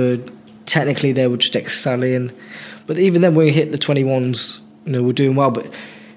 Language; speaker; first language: English; native; English